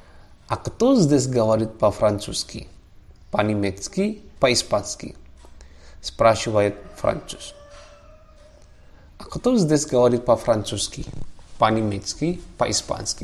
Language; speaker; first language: Russian; non-native, fluent; Javanese